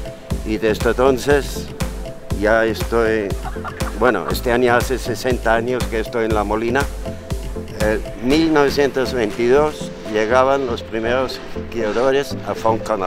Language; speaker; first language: Spanish; non-native, fluent; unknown